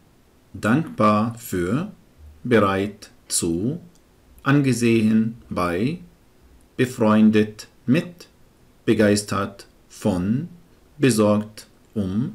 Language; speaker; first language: German; non-native, fluent; Arabic